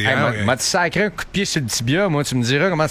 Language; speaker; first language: French; native; French